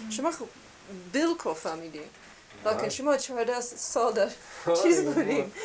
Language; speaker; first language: Persian; non-native, fluent; English